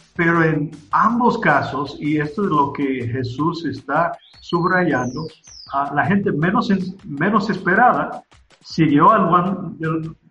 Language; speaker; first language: Spanish; non-native, fluent; English